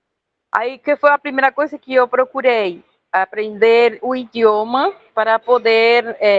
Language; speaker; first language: Portuguese; non-native, fluent; Spanish